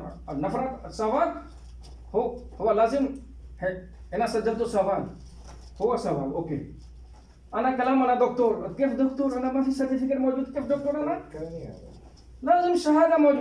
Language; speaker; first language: Arabic; non-native, learner; Hindi